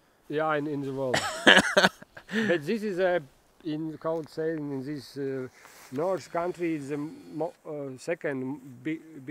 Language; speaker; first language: English; non-native, learner; Latvian